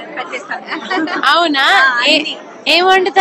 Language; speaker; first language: Telugu; native; Telugu